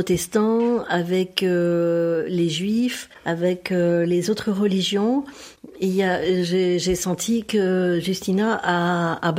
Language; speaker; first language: French; native; French